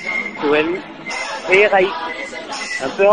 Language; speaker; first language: French; non-native, local second language; Malagasy